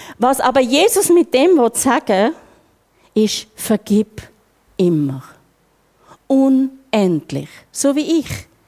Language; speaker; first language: German; native; German